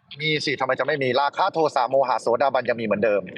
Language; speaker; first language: Thai; native; Thai